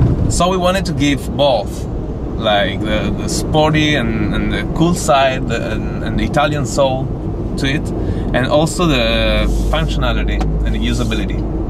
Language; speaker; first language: English; non-native, fluent; Italian